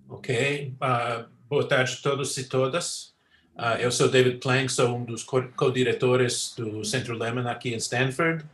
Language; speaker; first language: Portuguese; non-native, fluent; English